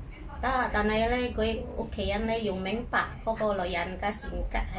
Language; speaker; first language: Cantonese; non-native, learner; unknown